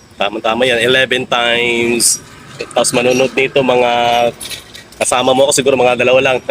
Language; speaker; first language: Filipino; non-native, local second language; Iloko